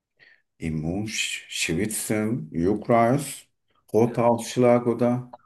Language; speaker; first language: German; non-native, learner; Turkish